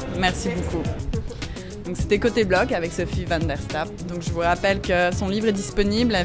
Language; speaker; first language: French; native; French